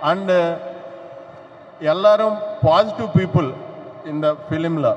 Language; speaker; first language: Tamil; non-native, learner; Telugu